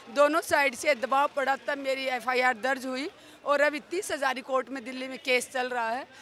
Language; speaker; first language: Hindi; native; Hindi